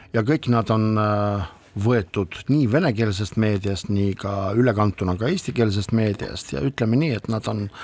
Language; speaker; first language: Estonian; non-native, local second language; Russian